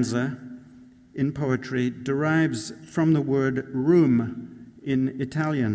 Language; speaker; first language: English; native; English